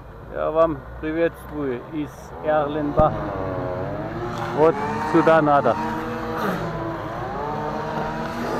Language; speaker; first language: Russian; non-native, learner; German